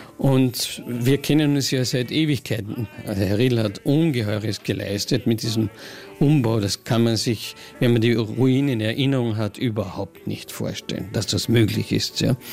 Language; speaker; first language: German; native; German